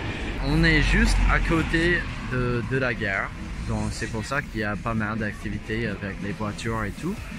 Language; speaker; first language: French; non-native, fluent; English